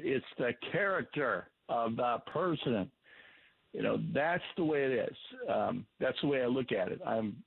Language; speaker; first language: English; native; English